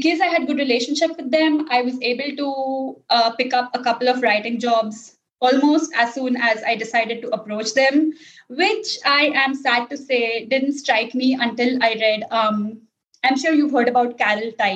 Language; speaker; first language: English; non-native, local second language; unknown